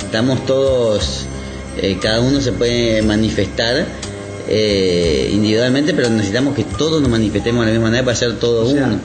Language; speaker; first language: Spanish; native; Spanish